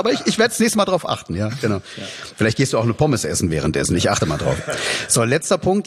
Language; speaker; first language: German; native; German